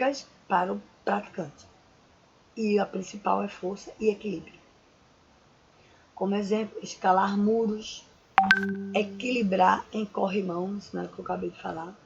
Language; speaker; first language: Portuguese; native; Portuguese